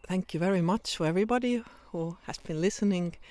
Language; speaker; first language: English; non-native, fluent; Estonian